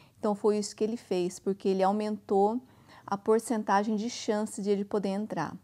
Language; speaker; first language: Portuguese; native; Portuguese